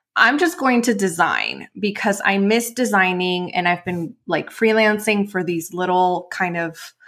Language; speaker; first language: English; non-native, fluent; Spanish